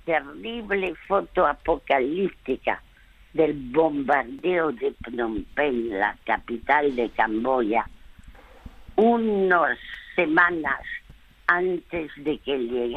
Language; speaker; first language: Spanish; early bilingual, other home language; French